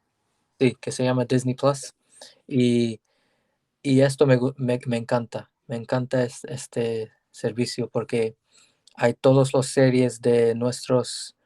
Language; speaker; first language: Spanish; non-native, learner; English